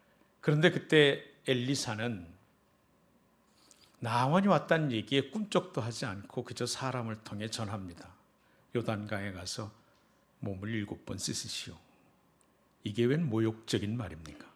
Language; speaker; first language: Korean; native; Korean